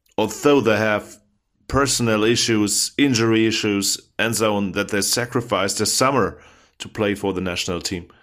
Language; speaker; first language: English; non-native, fluent; German